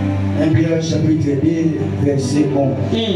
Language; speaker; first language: French; non-native, local second language; Lingala